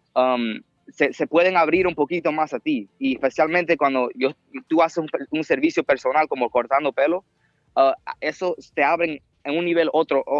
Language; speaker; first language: Spanish; early bilingual, heritage; Spanish